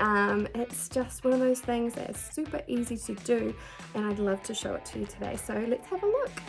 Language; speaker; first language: English; native; English